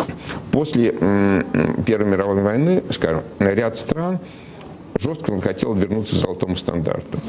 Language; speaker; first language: Russian; native; Russian